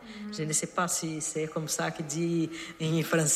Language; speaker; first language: French; non-native, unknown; Portuguese